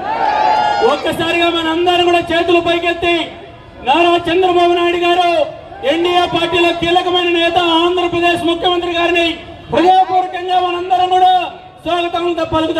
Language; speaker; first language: Telugu; native; Telugu